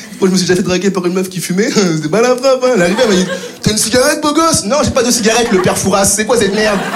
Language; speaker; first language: French; native; French